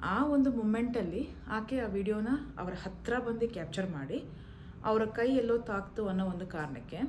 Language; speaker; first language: Kannada; non-native, local second language; Malayalam